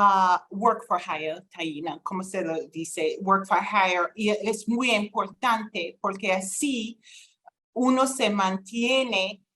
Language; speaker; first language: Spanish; non-native, fluent; English